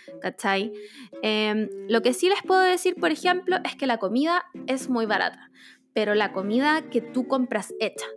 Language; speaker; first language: Spanish; native; Spanish